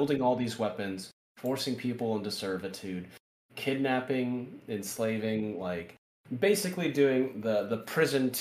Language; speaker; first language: English; native; English